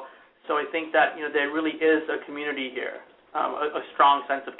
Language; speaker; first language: English; non-native, local second language; Hindi